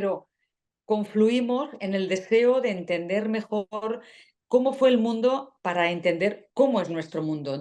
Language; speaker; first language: Spanish; native; Spanish